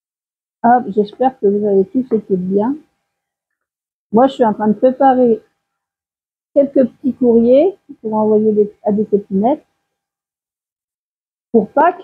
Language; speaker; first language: French; native; French